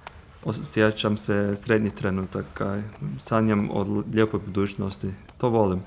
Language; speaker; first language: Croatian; non-native, fluent; Turkish